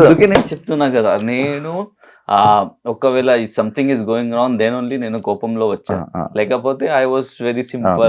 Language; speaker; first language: Telugu; non-native, learner; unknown